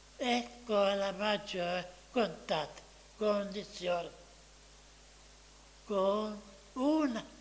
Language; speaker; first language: Italian; non-native, fluent; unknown